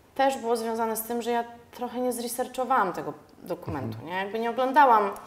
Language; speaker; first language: Polish; native; Polish